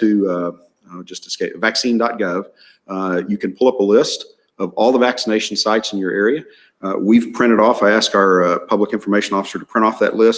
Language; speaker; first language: English; native; English